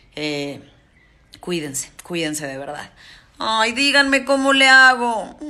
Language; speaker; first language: Spanish; native; Spanish